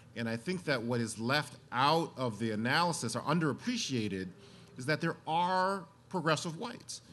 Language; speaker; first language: English; native; English